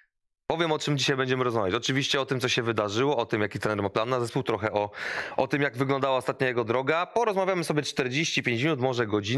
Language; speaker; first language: Polish; native; Polish